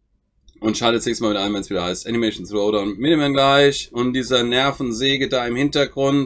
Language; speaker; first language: German; native; German